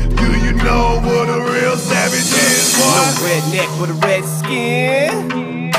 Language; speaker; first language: English; native; English